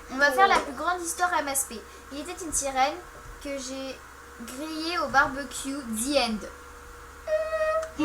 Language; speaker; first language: French; native; French